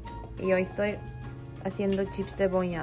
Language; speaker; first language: Spanish; non-native, fluent; Turkish